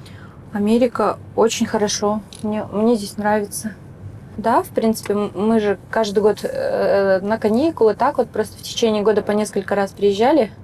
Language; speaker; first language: Russian; native; Russian